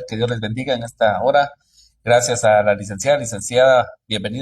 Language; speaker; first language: Spanish; native; Spanish